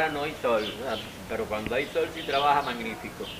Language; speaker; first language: Spanish; native; Spanish